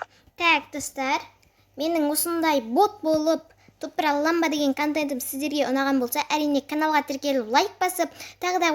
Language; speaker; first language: Kazakh; native; Kazakh